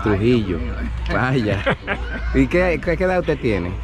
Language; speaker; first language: Spanish; native; Spanish